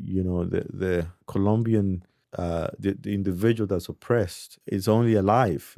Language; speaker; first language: English; early bilingual, other home language; Spanish